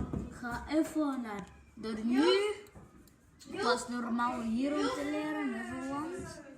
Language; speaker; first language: Dutch; non-native, learner; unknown